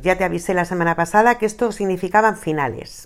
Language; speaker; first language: Spanish; native; Spanish